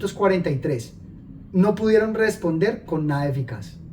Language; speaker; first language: Spanish; native; Spanish